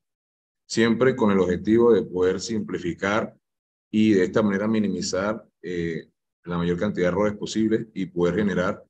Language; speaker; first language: Spanish; native; Spanish